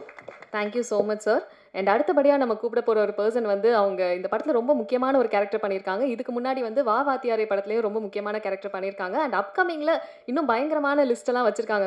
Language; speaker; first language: Tamil; native; Tamil